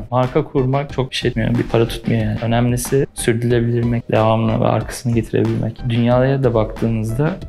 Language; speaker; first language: Turkish; early bilingual, heritage; Turkish